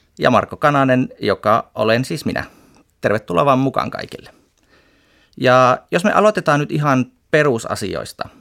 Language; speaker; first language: Finnish; native; Finnish